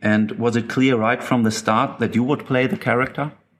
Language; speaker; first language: English; non-native, fluent; German